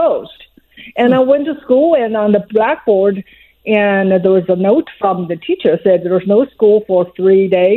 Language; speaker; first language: English; non-native, fluent; Chinese